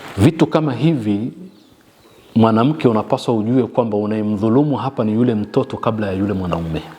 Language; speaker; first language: Swahili; native; Swahili